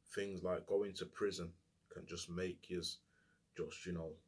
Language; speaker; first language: English; native; English